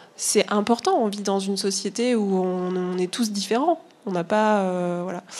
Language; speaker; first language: French; native; French